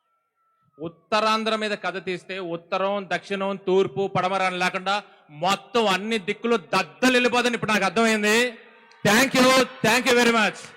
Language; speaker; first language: Telugu; native; Telugu